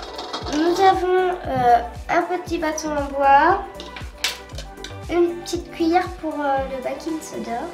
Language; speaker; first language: French; native; French